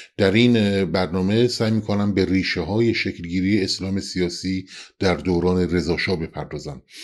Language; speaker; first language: Persian; non-native, local second language; Central Kurdish